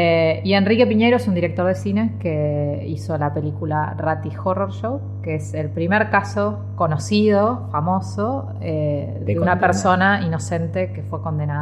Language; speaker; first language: Spanish; native; Spanish